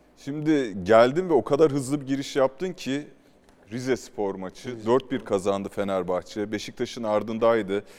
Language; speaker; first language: Turkish; native; Turkish